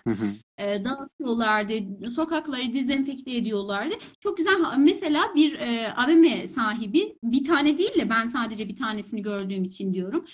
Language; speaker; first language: Turkish; non-native, fluent; Persian